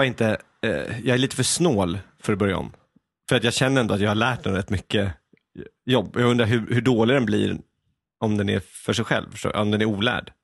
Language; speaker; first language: Swedish; native; Swedish